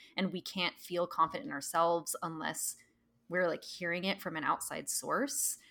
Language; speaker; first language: English; early bilingual, other home language; Thai